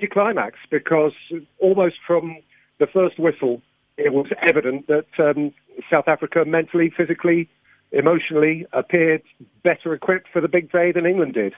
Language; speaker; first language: English; native; English